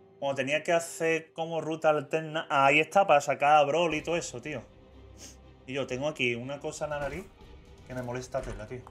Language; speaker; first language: Spanish; native; Spanish